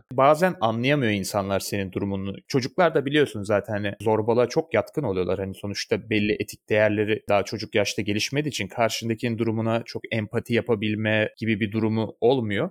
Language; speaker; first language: Turkish; native; Turkish